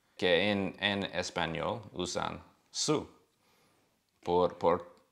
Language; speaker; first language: Spanish; non-native, learner; English